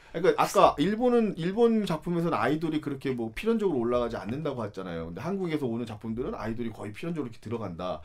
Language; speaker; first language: Korean; native; Korean